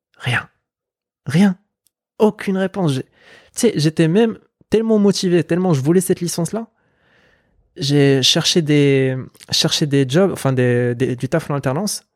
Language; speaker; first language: French; non-native, local second language; Arabic